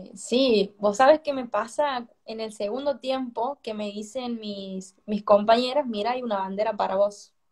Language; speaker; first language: Spanish; native; Spanish